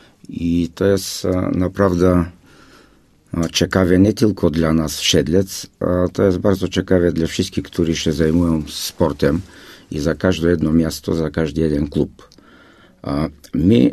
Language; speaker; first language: Polish; non-native, fluent; Bulgarian